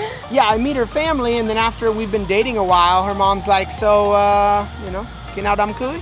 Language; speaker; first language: English; native; English